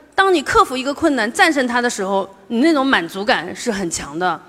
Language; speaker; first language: Chinese; native; Chinese